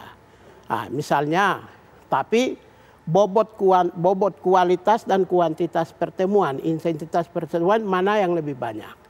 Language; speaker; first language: Indonesian; native; Indonesian